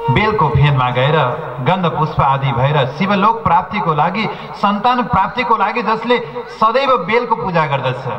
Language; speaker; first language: Nepali; native; Nepali